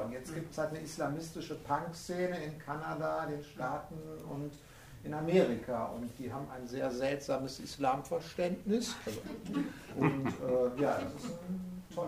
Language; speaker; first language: German; native; German